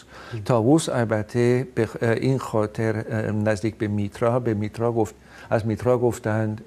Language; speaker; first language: Persian; non-native, fluent; Dutch